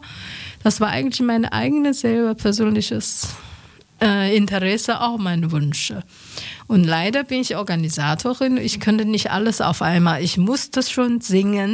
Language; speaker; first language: German; non-native, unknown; Chinese